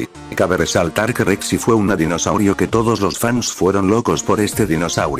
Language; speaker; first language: Spanish; native; Spanish